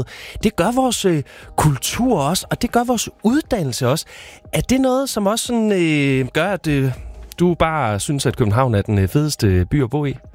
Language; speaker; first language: Danish; native; Danish